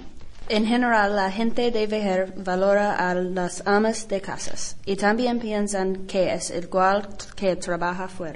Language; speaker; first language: Spanish; non-native, learner; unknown